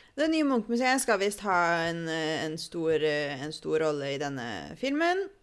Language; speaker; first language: Norwegian; native; Norwegian